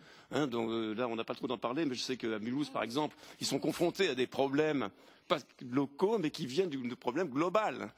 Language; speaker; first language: French; native; French